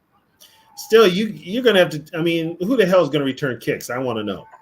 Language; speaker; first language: English; native; English